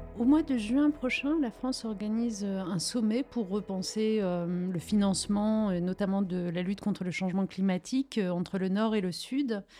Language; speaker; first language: French; early bilingual, other home language; Riffian